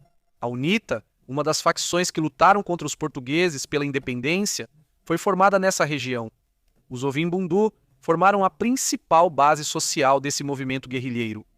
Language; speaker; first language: Portuguese; native; Portuguese